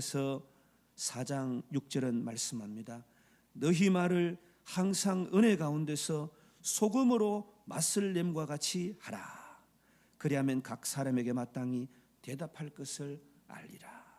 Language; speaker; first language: Korean; native; Korean